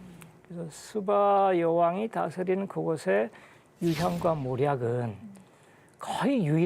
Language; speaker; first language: Korean; native; Korean